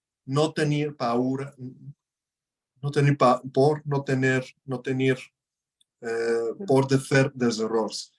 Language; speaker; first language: Catalan; non-native, fluent; Spanish